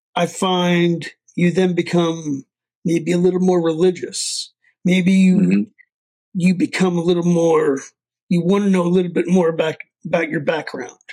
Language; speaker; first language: English; native; English